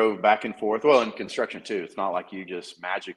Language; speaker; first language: English; native; English